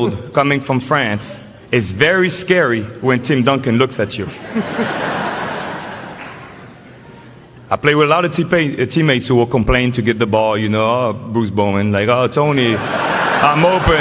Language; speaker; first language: English; non-native, fluent; French